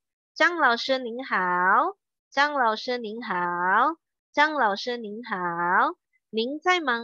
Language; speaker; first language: Chinese; non-native, fluent; Indonesian